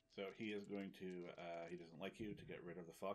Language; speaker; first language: English; native; English